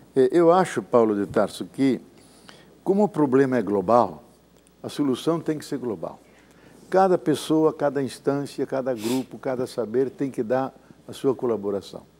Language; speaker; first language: Portuguese; native; Portuguese